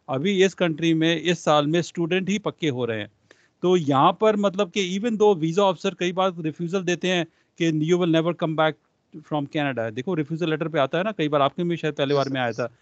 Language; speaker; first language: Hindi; non-native, local second language; Punjabi